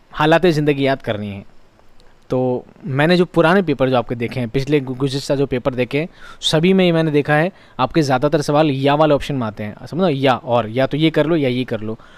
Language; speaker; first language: Hindi; native; Hindi